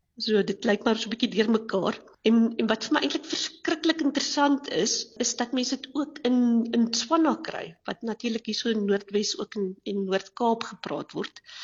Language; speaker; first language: Afrikaans; native; Afrikaans